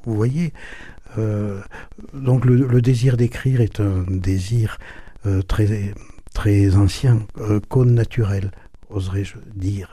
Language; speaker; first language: French; native; French